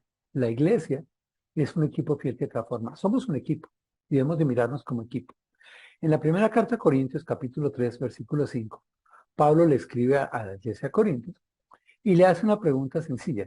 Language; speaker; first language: Spanish; native; Spanish